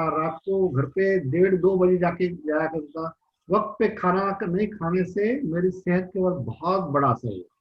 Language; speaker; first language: Hindi; non-native, local second language; Marathi